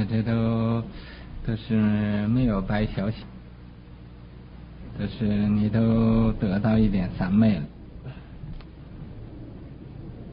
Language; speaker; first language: Chinese; native; Chinese